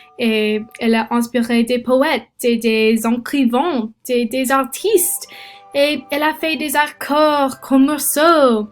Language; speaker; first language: French; non-native, learner; English